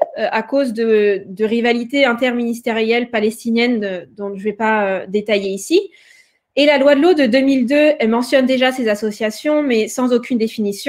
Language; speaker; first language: French; native; French